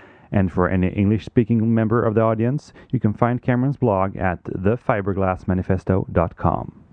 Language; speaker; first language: English; non-native, fluent; Swedish